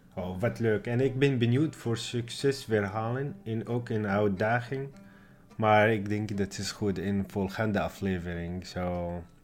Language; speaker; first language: Dutch; non-native, learner; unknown